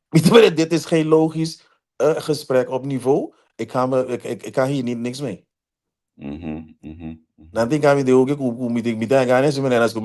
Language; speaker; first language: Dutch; non-native, local second language; Papiamento